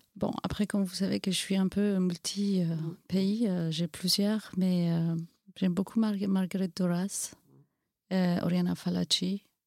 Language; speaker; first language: French; non-native, fluent; Kurdish